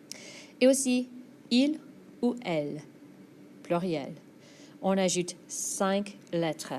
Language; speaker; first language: French; non-native, fluent; English